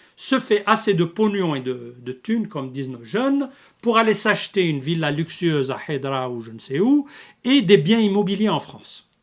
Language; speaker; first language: French; non-native, local second language; Arabic